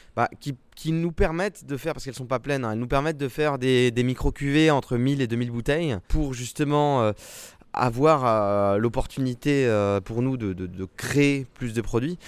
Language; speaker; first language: French; native; French